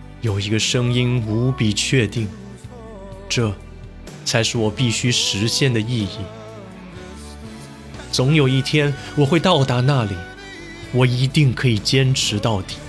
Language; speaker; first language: Chinese; native; Chinese